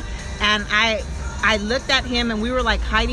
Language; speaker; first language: English; native; English